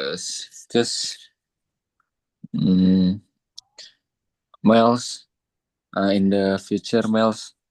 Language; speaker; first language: English; non-native, learner; Indonesian